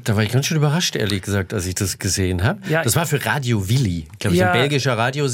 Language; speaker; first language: German; native; German